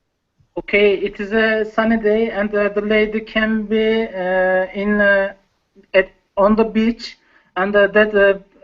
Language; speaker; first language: English; non-native, learner; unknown